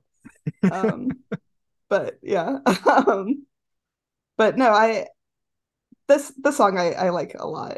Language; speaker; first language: English; native; English